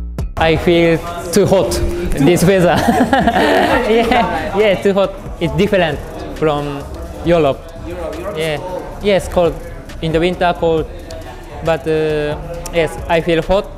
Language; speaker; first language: English; non-native, learner; Japanese